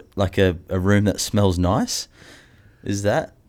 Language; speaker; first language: English; native; English